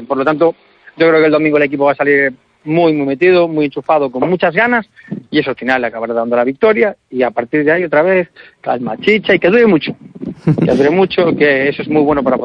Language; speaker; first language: Spanish; native; Spanish